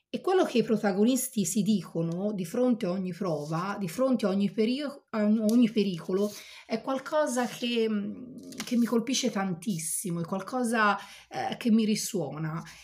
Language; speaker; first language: Italian; native; Italian